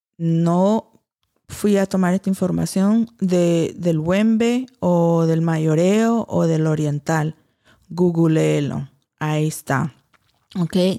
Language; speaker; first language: Spanish; early bilingual, heritage; Spanish